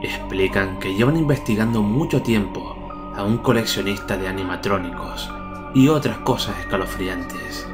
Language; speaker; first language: Spanish; native; Spanish